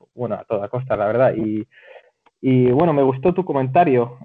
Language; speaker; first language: Spanish; early bilingual, other home language; Catalan